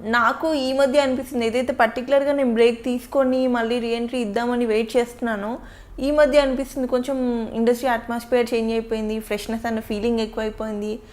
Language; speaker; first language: Telugu; native; Telugu